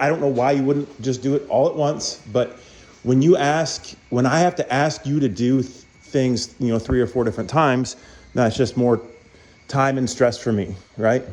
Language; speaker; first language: English; native; English